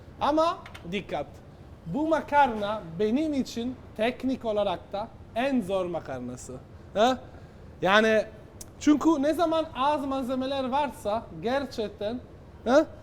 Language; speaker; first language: Turkish; non-native, fluent; Italian